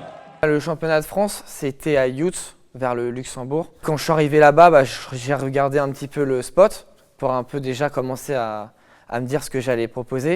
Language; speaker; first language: French; native; French